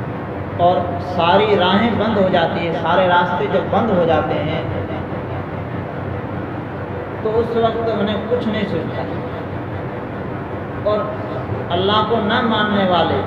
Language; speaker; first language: Urdu; native; Urdu